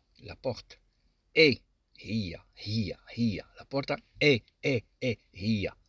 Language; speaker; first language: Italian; non-native, fluent; Arabic